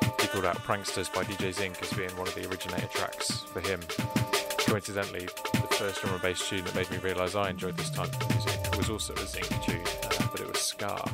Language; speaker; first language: English; native; English